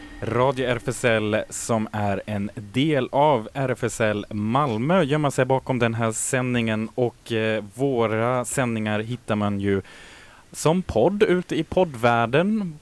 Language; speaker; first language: Swedish; native; Swedish